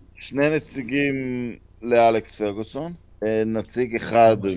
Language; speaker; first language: Hebrew; native; Hebrew